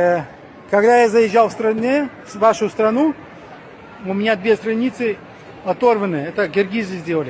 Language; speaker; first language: Russian; non-native, fluent; Romanian